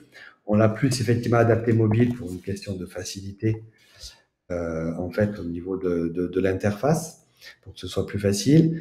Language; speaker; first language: French; native; French